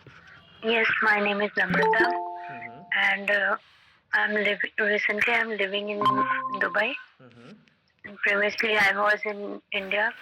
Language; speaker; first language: English; non-native, learner; Hindi